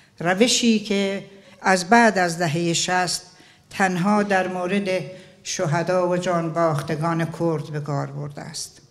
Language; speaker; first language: Persian; non-native, local second language; Central Kurdish